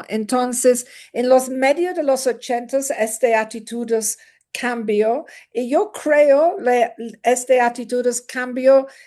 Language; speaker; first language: Spanish; non-native, learner; English